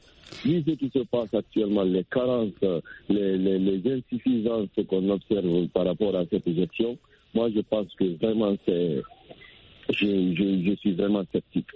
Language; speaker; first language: French; non-native, local second language; Fula